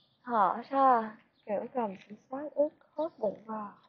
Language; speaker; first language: Vietnamese; native; Vietnamese